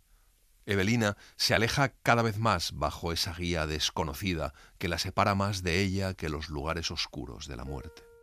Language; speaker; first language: Spanish; native; Spanish